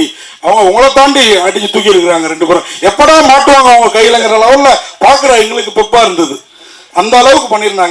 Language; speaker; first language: Tamil; native; Tamil